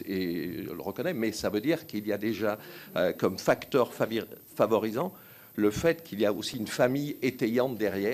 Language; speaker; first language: French; native; French